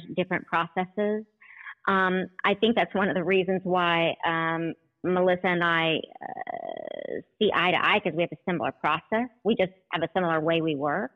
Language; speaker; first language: English; native; English